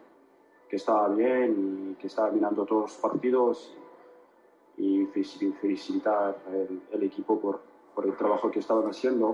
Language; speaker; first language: Spanish; non-native, fluent; French